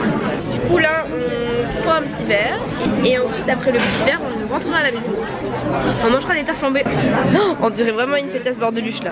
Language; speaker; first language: French; native; French